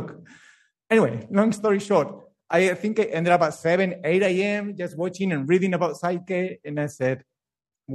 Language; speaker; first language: English; non-native, fluent; Spanish